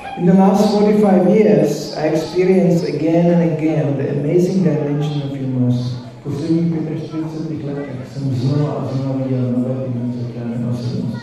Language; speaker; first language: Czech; native; Czech